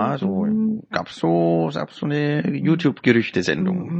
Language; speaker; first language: German; native; German